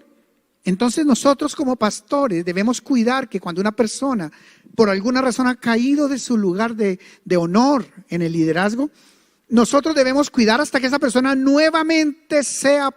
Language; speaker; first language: Spanish; native; Spanish